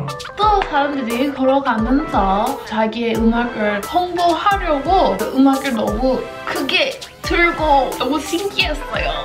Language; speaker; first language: Korean; non-native, fluent; English